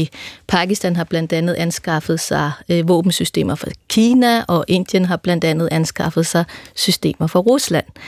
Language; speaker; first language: Danish; native; Danish